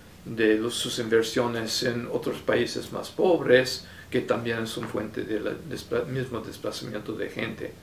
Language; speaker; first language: Spanish; non-native, fluent; English